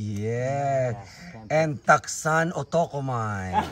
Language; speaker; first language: English; non-native, learner; Filipino